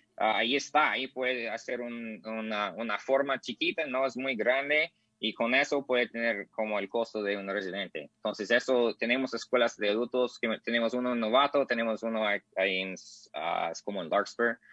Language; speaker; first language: Spanish; non-native, learner; English